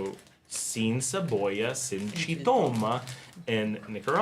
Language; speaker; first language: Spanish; non-native, learner; English